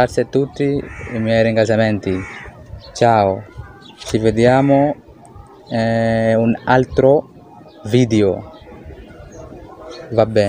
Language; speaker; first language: Italian; non-native, learner; Swahili